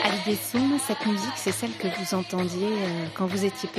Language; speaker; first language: French; native; French